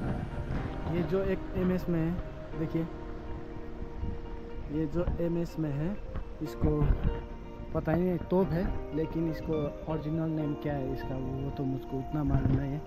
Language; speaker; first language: Hindi; non-native, local second language; Nepali